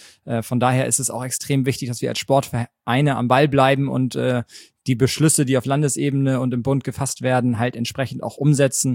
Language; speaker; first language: German; native; German